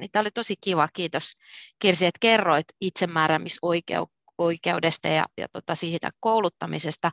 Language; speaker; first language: Finnish; native; Finnish